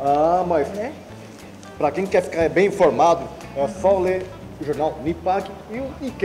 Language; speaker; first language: Portuguese; native; Portuguese